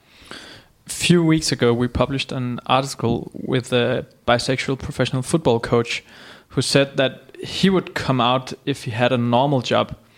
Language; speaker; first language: English; non-native, fluent; Danish